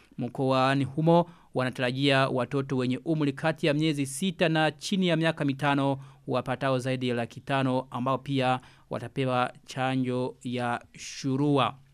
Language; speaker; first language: Swahili; non-native, local second language; Rundi